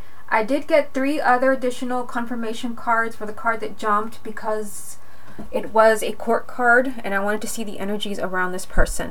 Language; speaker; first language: English; native; English